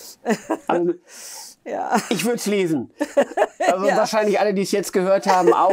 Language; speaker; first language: German; native; German